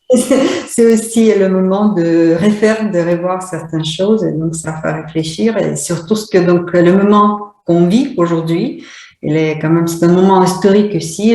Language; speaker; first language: French; non-native, fluent; Russian